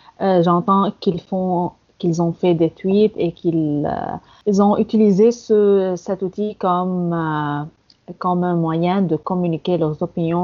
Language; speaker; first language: French; non-native, fluent; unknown